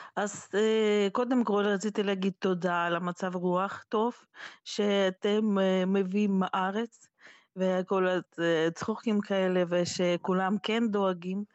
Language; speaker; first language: Hebrew; non-native, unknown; Russian